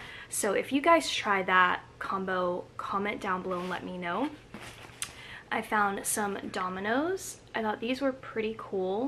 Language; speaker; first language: English; native; English